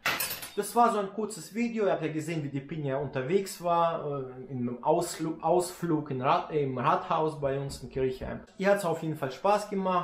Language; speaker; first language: German; native; German